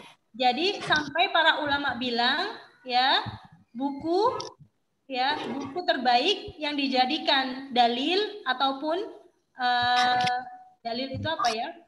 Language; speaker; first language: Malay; non-native, local second language; Javanese